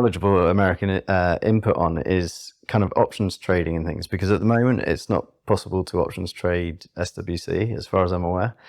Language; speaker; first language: English; native; English